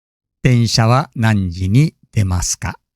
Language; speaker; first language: Japanese; non-native, fluent; English